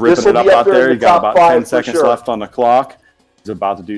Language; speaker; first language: English; native; English